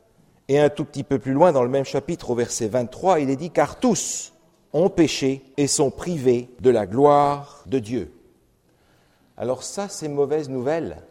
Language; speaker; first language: French; native; French